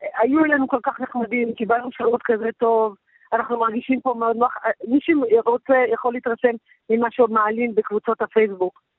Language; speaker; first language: Hebrew; native; Hebrew